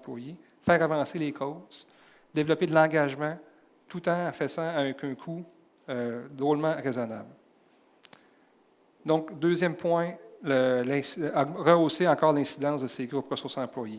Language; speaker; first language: French; native; French